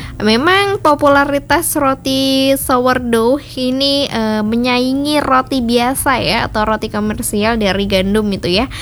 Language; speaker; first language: Indonesian; native; Indonesian